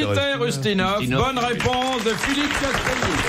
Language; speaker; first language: French; native; French